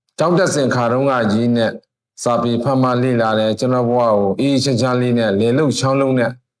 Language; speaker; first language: Burmese; non-native, local second language; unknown